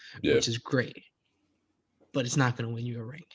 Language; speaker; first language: English; native; English